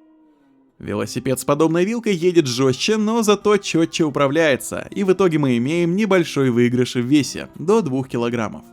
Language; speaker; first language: Russian; native; Russian